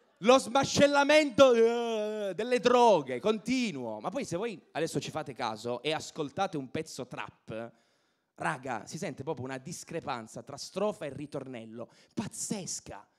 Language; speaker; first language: Italian; native; Italian